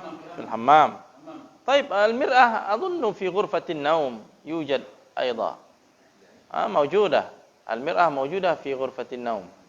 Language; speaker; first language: Arabic; non-native, fluent; Indonesian